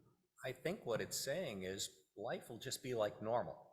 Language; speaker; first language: English; native; English